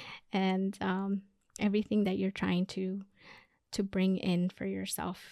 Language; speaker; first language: English; native; English